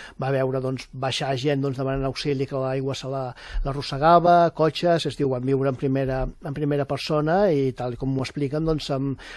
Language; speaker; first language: Catalan; native; Catalan